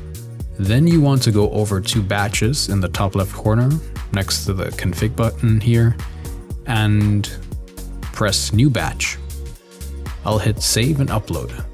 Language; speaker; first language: English; native; English